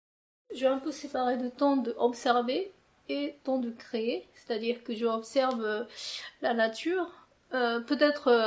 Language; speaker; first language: French; non-native, fluent; Japanese